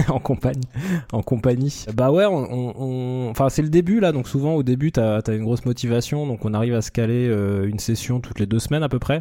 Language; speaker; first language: French; native; French